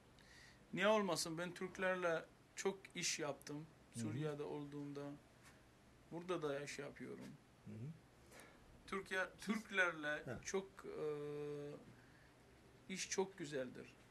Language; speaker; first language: Turkish; non-native, fluent; Armenian